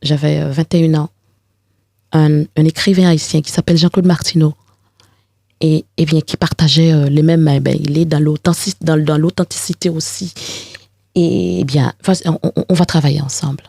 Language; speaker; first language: French; non-native, local second language; Haitian Creole